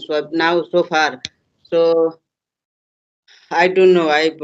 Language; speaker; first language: English; non-native, learner; Hindi